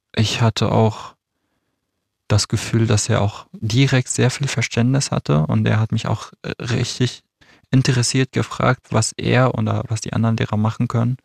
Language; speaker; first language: German; non-native, fluent; Arabic